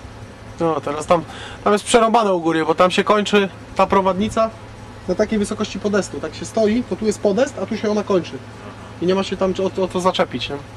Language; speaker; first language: Polish; native; Polish